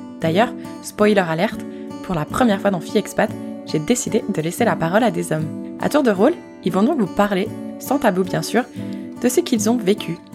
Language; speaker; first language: French; native; French